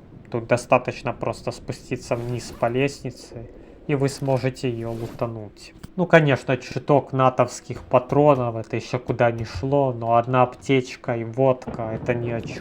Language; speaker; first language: Russian; native; Russian